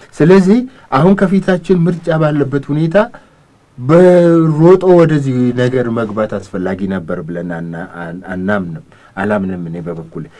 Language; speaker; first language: Amharic; non-native, local second language; Oromo